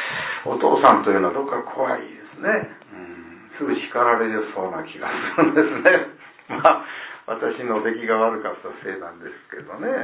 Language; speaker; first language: Japanese; native; Japanese